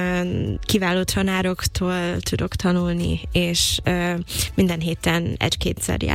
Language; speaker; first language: Hungarian; non-native, fluent; English